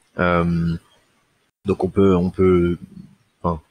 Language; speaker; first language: French; native; French